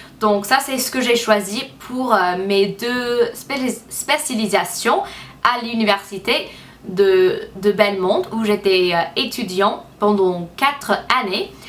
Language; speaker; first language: French; non-native, fluent; English